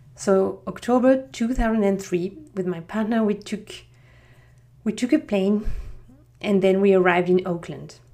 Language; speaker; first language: English; non-native, fluent; French